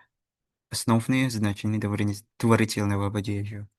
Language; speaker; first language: Russian; non-native, learner; Indonesian